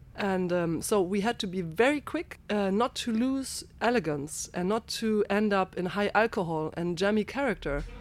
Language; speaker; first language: English; non-native, fluent; German